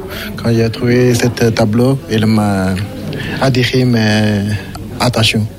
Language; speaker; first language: French; non-native, learner; Chinese